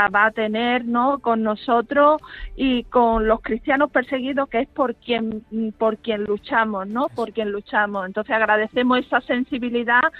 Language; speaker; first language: Spanish; native; Spanish